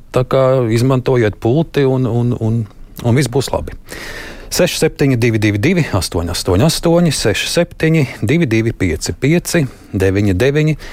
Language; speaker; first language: Latvian; native; Latvian